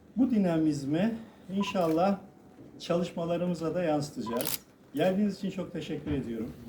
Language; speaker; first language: Turkish; native; Turkish